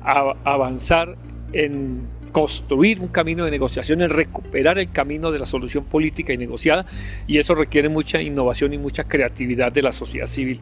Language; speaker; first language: Spanish; native; Spanish